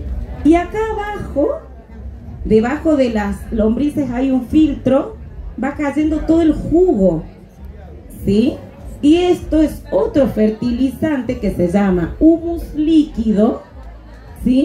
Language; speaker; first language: Spanish; native; Spanish